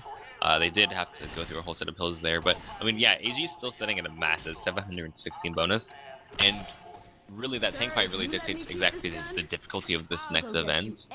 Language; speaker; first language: English; native; English